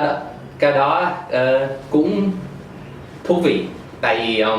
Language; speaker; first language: Vietnamese; non-native, fluent; English